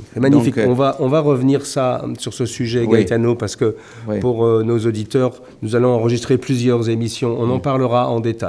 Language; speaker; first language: French; native; French